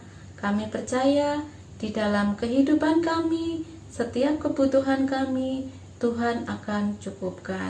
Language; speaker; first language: Indonesian; native; Indonesian